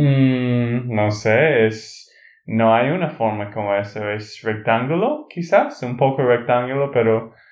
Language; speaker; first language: Spanish; non-native, learner; English